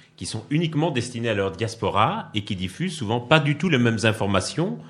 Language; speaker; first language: French; native; French